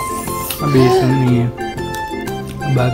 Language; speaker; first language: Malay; non-native, local second language; Sundanese